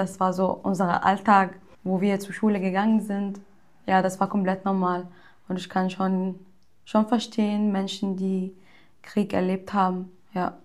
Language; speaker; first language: German; early bilingual, other home language; Arabic